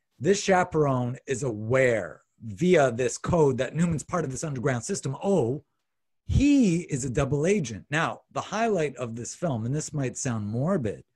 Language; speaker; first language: English; native; English